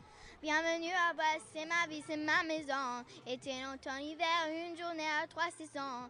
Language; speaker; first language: French; non-native, fluent; Arabic